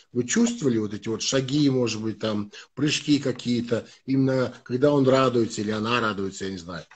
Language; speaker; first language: Russian; non-native, fluent; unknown